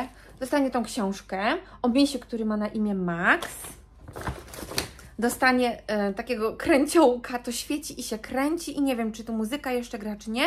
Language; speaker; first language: Polish; native; Polish